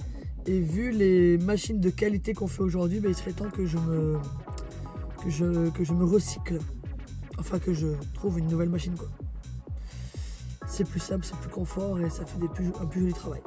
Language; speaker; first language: French; native; French